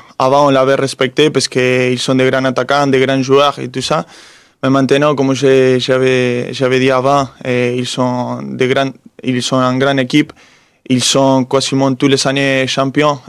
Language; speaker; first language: French; non-native, fluent; Spanish